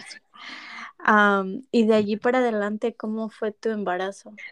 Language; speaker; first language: Spanish; early bilingual, heritage; Spanish